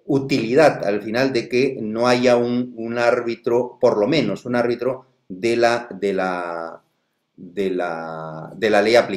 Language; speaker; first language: Spanish; native; Spanish